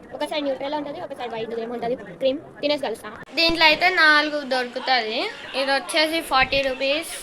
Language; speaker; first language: Telugu; non-native, local second language; Tamil